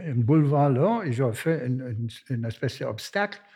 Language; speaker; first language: French; non-native, fluent; German